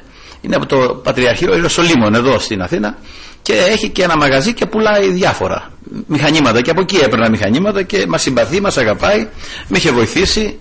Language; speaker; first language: Greek; native; Greek